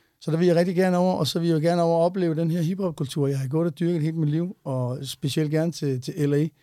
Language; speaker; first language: Danish; native; Danish